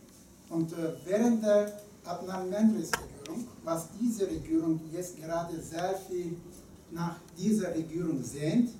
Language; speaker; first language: German; non-native, fluent; Turkish